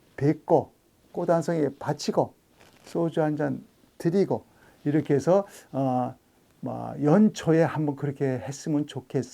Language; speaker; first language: Korean; native; Korean